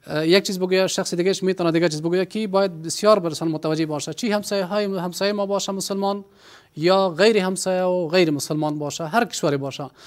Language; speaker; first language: Persian; non-native, local second language; Pashto